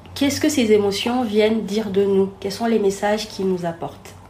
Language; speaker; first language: French; non-native, local second language; Wolof